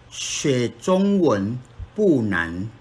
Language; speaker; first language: Chinese; non-native, fluent; Filipino